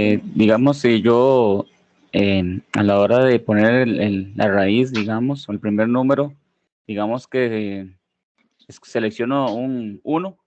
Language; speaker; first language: Spanish; native; Spanish